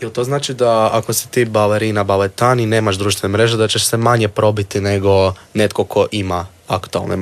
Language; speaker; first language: Serbian; native; Serbian